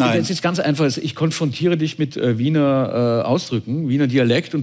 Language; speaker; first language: German; native; German